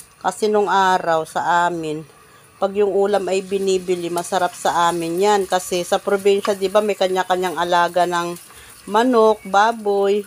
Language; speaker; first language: Filipino; non-native, local second language; Iloko